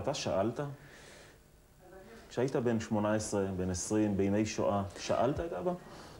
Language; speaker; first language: Hebrew; native; Hebrew